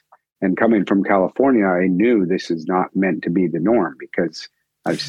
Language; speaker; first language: English; native; English